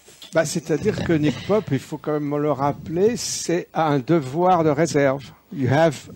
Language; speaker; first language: French; native; French